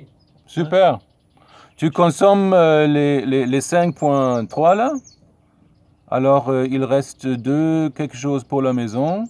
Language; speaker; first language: French; non-native, fluent; German